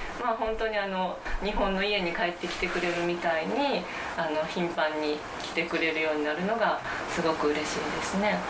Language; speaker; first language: Japanese; native; Japanese